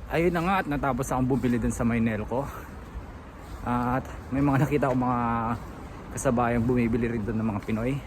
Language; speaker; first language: Filipino; non-native, local second language; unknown